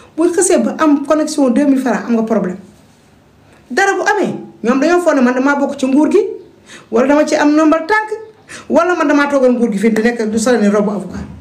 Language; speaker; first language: Wolof; non-native, local second language; Fula